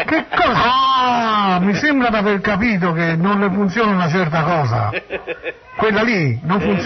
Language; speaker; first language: Italian; native; Italian